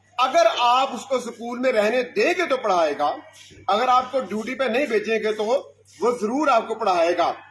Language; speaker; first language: Urdu; non-native, local second language; Punjabi